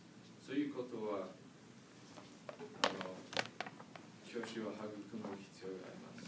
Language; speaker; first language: Japanese; non-native, learner; English